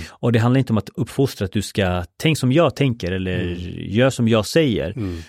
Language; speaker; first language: Swedish; early bilingual, other home language; Spanish